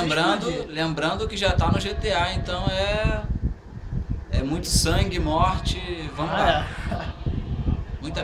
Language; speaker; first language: Portuguese; native; Portuguese